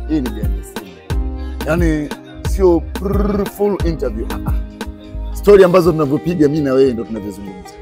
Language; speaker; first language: Swahili; native; Swahili